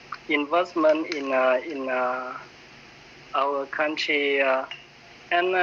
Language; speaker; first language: English; non-native, learner; Vietnamese